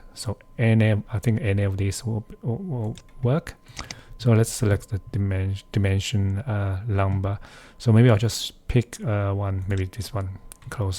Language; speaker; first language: English; non-native, fluent; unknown